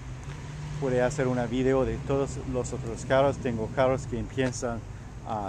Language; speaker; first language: Spanish; non-native, learner; French